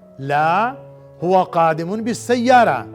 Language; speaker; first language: Arabic; non-native, fluent; Hindi